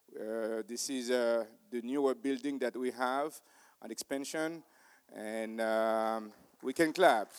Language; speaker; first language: English; non-native, fluent; Haitian Creole